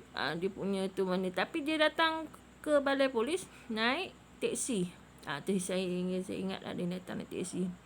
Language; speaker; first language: Malay; native; Malay